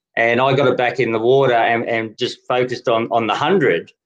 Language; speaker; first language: English; native; English